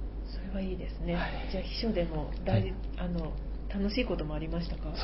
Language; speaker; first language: Japanese; native; Japanese